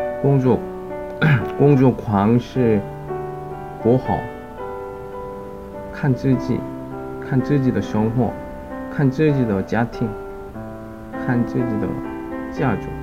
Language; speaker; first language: Chinese; non-native, learner; Korean